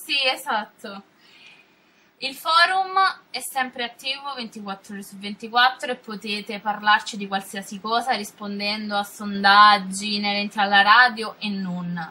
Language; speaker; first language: Italian; native; Italian